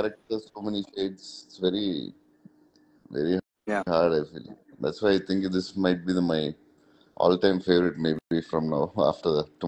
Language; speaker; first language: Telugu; native; Telugu